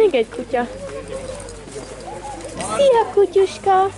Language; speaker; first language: Hungarian; early bilingual, heritage; Hungarian